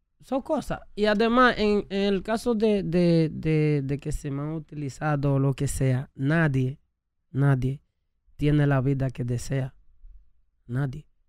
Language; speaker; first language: Spanish; native; Spanish